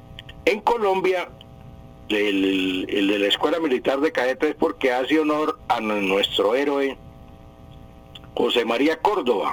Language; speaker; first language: Spanish; native; Spanish